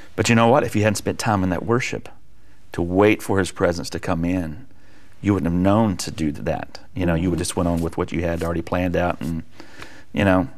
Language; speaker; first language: English; native; English